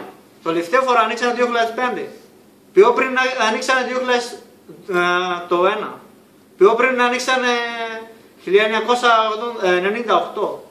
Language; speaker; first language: Greek; non-native, learner; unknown